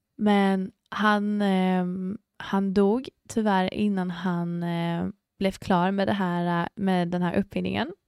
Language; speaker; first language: Swedish; early bilingual, other home language; English